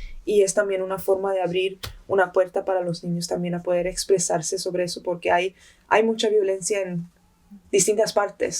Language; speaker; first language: Spanish; early bilingual, heritage; Spanish